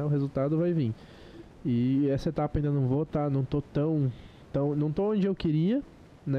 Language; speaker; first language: Portuguese; native; Portuguese